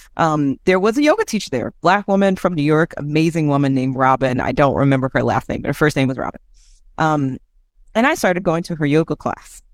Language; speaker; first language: English; native; English